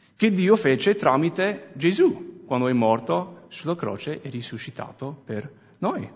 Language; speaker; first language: Italian; non-native, fluent; English